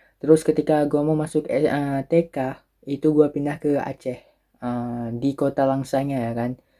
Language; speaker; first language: Indonesian; early bilingual, other home language; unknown